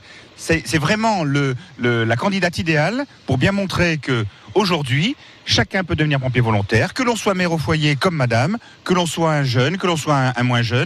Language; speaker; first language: French; native; French